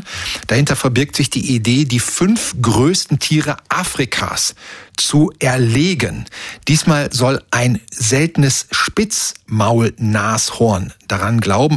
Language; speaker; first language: German; native; German